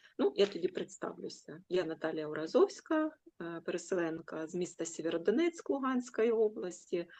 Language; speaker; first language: Ukrainian; non-native, local second language; Russian